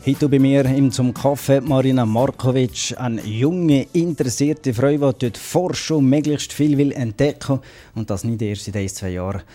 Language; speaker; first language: German; native; German